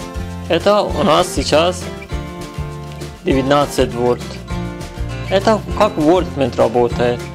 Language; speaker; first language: Russian; non-native, learner; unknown